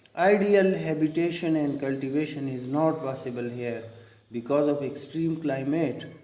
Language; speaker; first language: English; non-native, local second language; Urdu